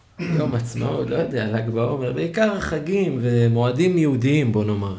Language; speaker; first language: Hebrew; native; Hebrew